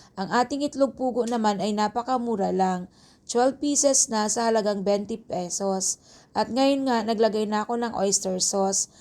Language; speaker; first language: Filipino; native; Filipino